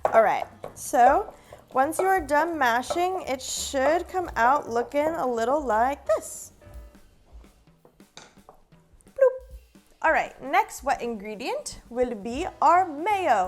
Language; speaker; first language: English; native; English